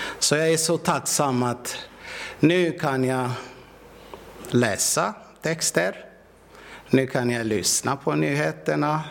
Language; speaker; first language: Swedish; non-native, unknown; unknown